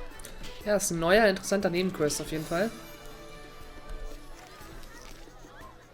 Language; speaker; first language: German; native; German